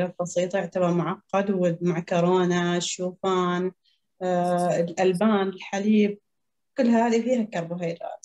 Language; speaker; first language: Arabic; native; Arabic